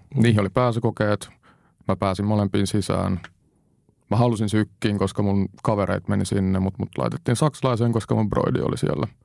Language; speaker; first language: Finnish; native; Finnish